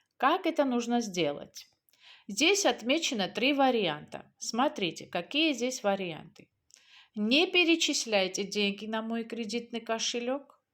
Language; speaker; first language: Russian; non-native, local second language; Georgian